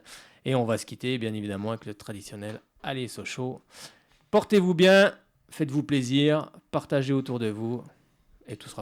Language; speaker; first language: French; native; French